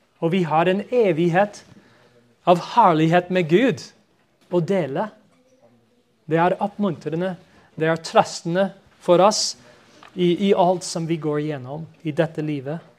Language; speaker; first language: Norwegian; non-native, fluent; English